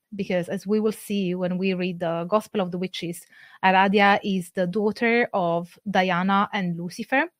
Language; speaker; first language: English; non-native, fluent; Italian